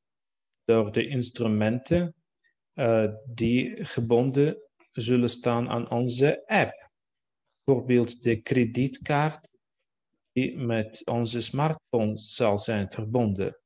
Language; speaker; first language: Dutch; non-native, fluent; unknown